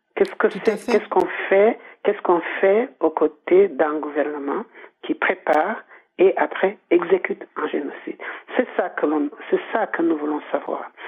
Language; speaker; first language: French; non-native, local second language; Kinyarwanda